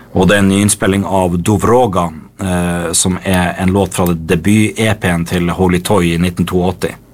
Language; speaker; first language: Norwegian; native; Norwegian